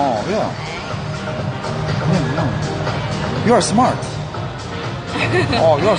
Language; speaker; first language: English; non-native, learner; Korean